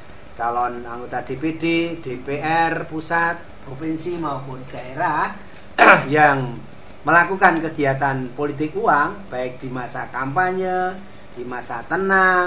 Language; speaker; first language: Indonesian; native; Indonesian